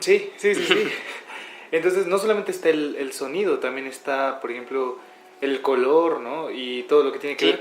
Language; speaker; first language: Spanish; native; Spanish